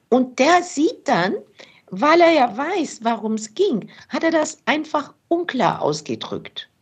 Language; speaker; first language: German; early bilingual, other home language; Turkish